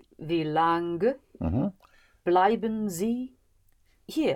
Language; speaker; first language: German; non-native, learner; English